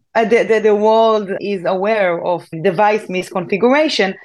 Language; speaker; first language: English; non-native, fluent; Hebrew